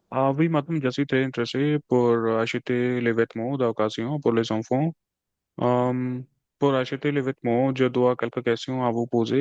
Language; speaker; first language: French; non-native, learner; Punjabi